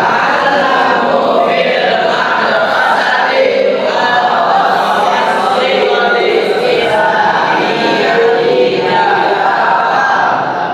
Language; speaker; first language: Arabic; non-native, fluent; Indonesian